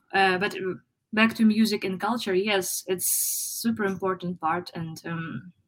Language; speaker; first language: English; non-native, fluent; Ukrainian